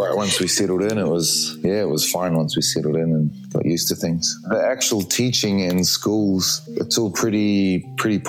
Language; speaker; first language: English; native; English